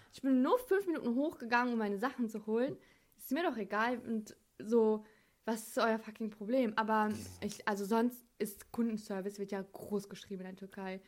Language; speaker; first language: German; native; German